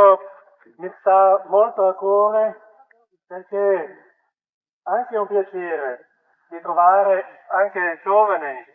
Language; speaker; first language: Italian; non-native, fluent; German